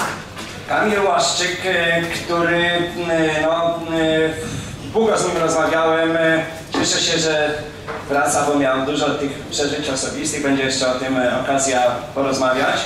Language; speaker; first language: Polish; native; Polish